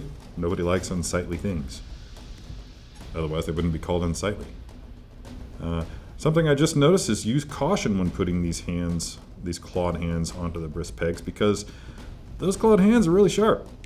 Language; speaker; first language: English; native; English